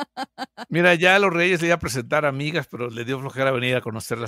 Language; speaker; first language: Spanish; native; Spanish